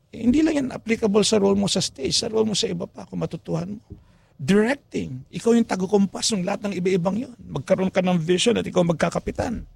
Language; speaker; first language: Filipino; non-native, local second language; Pampanga